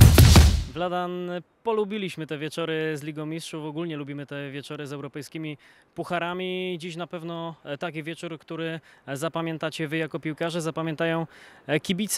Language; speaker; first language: Polish; native; Polish